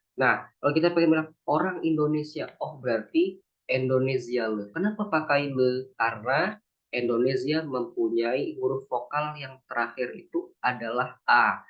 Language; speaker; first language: Indonesian; native; Indonesian